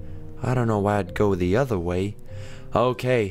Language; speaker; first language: English; native; English